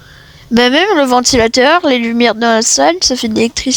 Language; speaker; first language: French; native; French